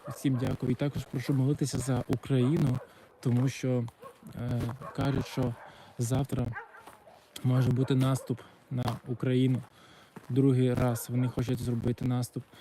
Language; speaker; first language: Ukrainian; non-native, local second language; Russian